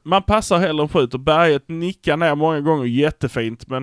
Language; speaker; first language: Swedish; native; Swedish